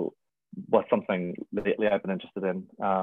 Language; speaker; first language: English; native; English